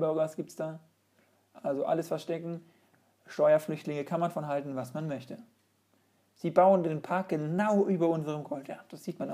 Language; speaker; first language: German; native; German